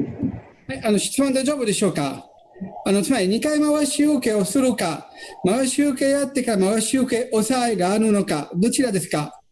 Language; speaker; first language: Japanese; non-native, fluent; Italian